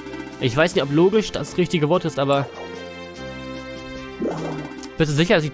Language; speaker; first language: German; native; German